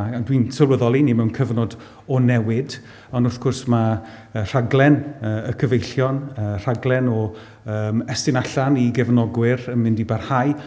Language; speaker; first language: Welsh; native; Welsh